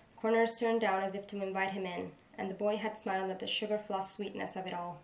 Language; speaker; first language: English; non-native, fluent; Italian